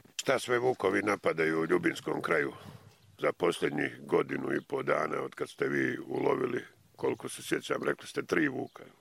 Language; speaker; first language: Croatian; native; Croatian